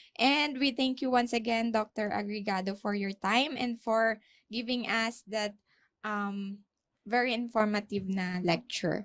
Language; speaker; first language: English; non-native, local second language; Hiligaynon